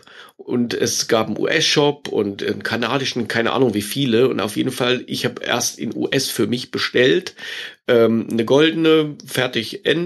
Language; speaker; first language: German; native; German